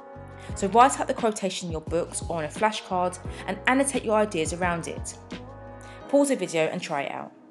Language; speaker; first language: English; native; English